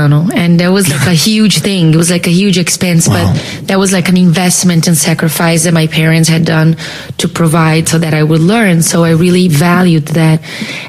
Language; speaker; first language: English; non-native, fluent; Portuguese